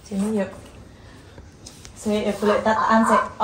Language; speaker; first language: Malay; non-native, local second language; Javanese